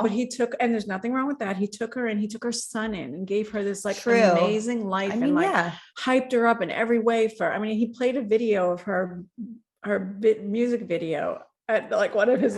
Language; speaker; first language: English; native; English